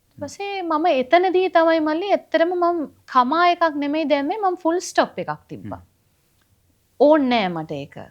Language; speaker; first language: Sinhala; non-native, local second language; Tamil